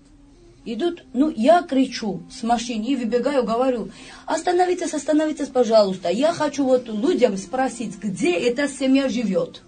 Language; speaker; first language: Russian; non-native, fluent; Georgian